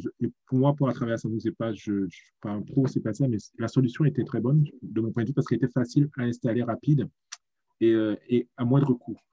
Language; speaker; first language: French; native; French